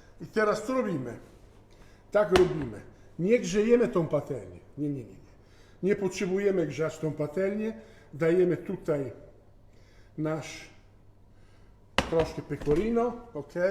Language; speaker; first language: Polish; non-native, fluent; Italian